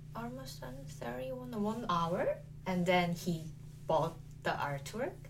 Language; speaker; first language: English; non-native, learner; Korean